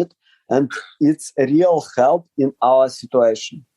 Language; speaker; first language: English; non-native, learner; Ukrainian